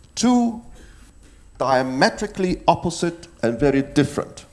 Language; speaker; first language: English; non-native, local second language; Cantonese